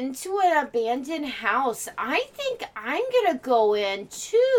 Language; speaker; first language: English; native; English